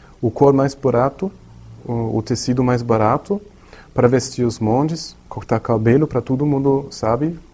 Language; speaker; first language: Portuguese; non-native, learner; German